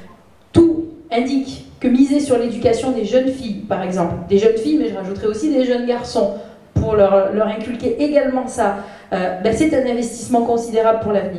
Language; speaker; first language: French; native; French